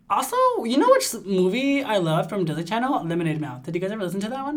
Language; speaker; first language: English; early bilingual, other home language; Spanish